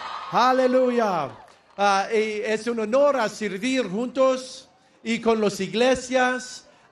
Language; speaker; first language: Spanish; non-native, learner; English